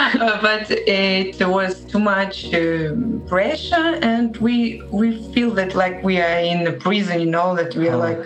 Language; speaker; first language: English; non-native, learner; Russian